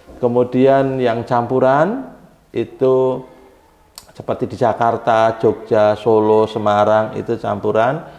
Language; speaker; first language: Indonesian; native; Indonesian